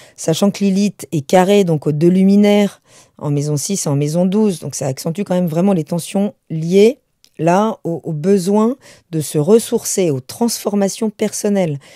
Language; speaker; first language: French; native; French